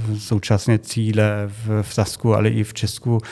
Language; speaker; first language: Czech; non-native, fluent; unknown